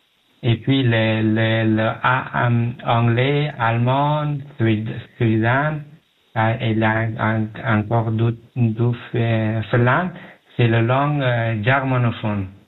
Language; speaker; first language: French; non-native, learner; Pashto